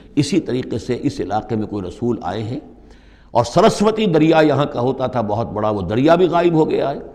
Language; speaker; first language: Urdu; native; Urdu